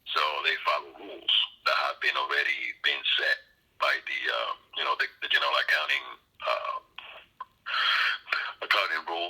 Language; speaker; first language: English; non-native, fluent; Spanish